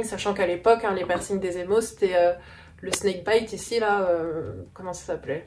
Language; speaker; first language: French; native; French